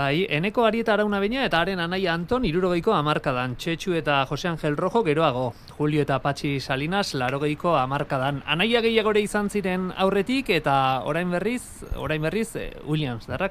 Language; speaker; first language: Basque; native; Basque